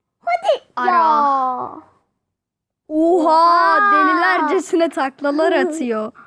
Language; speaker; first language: Turkish; native; Turkish